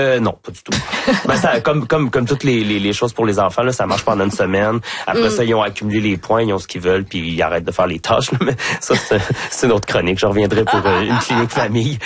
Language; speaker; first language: French; native; French